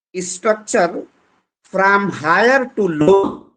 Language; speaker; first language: English; non-native, local second language; Hindi